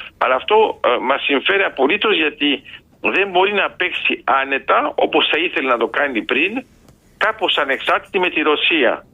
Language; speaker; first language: Greek; early bilingual, heritage; Greek